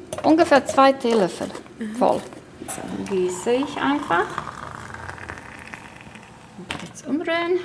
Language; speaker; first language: German; non-native, learner; Bosnian